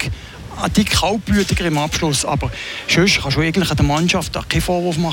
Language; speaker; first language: German; native; German